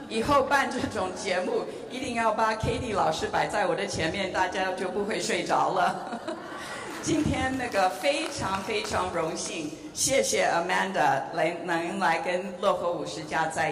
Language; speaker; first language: Chinese; early bilingual, heritage; English